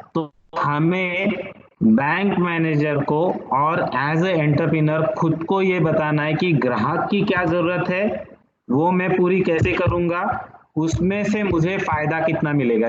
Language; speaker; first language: Hindi; non-native, local second language; Marathi